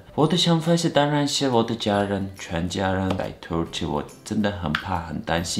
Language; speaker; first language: Chinese; non-native, fluent; Turkish